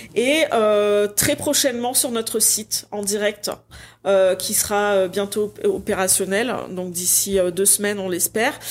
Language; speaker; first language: French; native; French